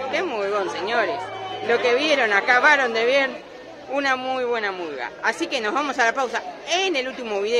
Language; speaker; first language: Spanish; native; Spanish